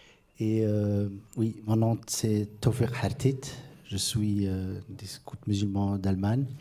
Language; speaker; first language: French; non-native, fluent; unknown